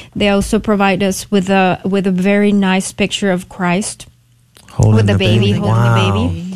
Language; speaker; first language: English; non-native, fluent; Spanish